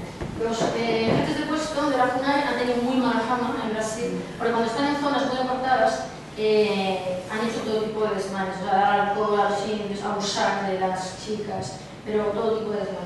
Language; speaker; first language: Spanish; native; Spanish